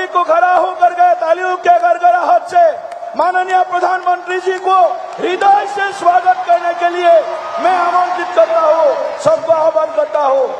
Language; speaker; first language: Hindi; non-native, local second language; Assamese